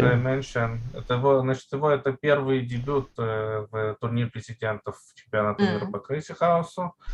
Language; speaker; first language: Russian; native; Russian